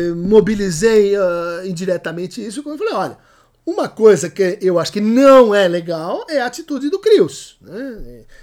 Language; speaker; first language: Portuguese; native; Portuguese